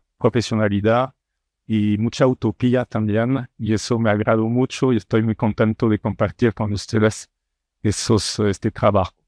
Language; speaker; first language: Spanish; non-native, fluent; French